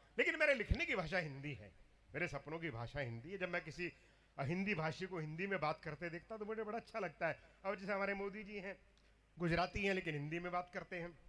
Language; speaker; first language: Hindi; non-native, local second language; Punjabi